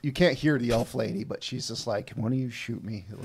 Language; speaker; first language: English; native; English